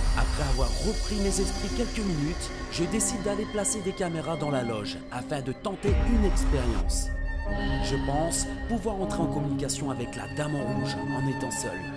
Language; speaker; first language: French; native; French